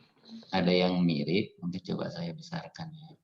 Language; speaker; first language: Indonesian; native; Indonesian